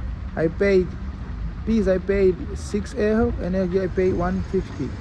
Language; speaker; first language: English; non-native, learner; Portuguese